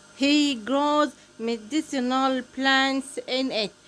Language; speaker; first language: English; non-native, fluent; Arabic